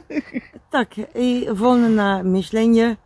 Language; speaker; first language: Polish; non-native, learner; Dutch